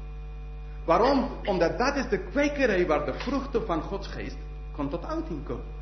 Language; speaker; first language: Dutch; non-native, fluent; English